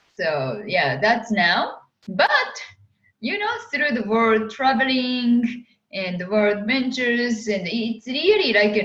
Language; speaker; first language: English; non-native, fluent; Japanese